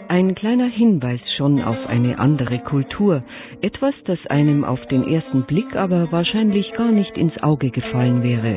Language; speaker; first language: German; native; German